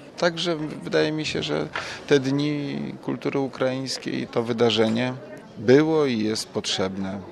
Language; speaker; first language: Polish; native; Polish